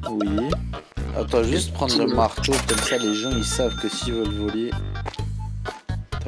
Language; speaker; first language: French; native; French